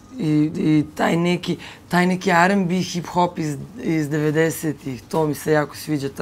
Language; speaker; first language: Serbian; early bilingual, heritage; Bosnian